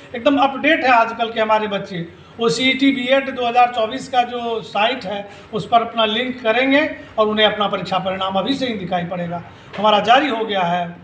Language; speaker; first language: Hindi; native; Hindi